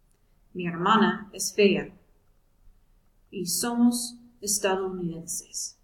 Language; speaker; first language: Spanish; non-native, fluent; English